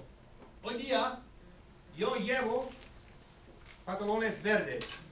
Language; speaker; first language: Spanish; non-native, fluent; English